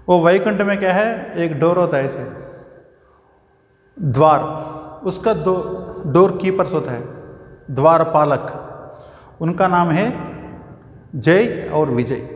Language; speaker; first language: Hindi; non-native, local second language; Telugu